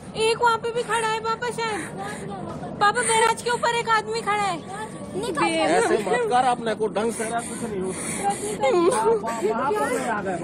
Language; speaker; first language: Hindi; native; Hindi